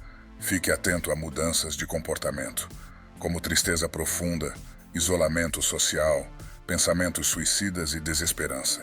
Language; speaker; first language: Portuguese; native; Portuguese